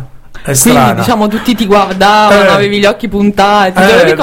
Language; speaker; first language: Italian; native; Italian